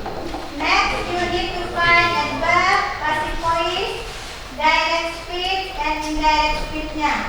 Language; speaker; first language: English; non-native, learner; Indonesian